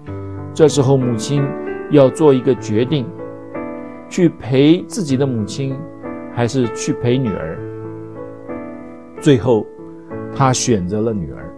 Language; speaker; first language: Chinese; native; Chinese